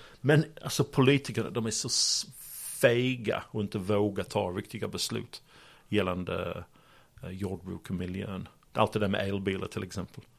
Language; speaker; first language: Swedish; non-native, fluent; English